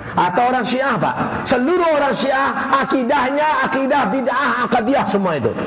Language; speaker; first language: Indonesian; non-native, local second language; Minangkabau